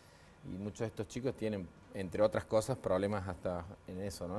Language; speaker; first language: Spanish; native; Spanish